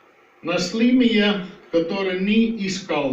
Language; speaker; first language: Russian; non-native, learner; Dutch